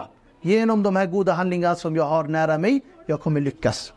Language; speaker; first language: Swedish; non-native, fluent; Urdu